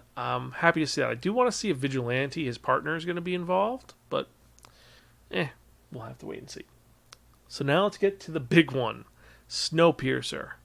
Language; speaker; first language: English; native; English